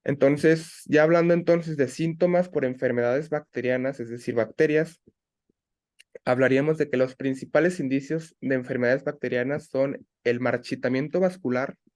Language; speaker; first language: Spanish; native; Spanish